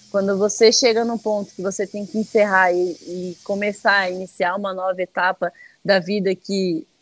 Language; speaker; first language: Portuguese; native; Portuguese